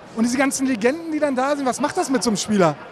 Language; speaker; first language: German; native; German